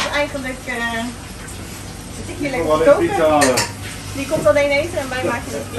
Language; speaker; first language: Dutch; early bilingual, other home language; Italian